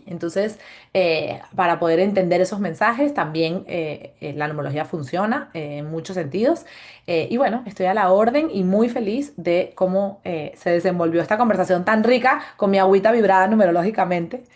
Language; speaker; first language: Spanish; native; Spanish